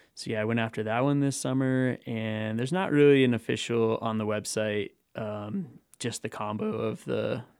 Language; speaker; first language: English; native; English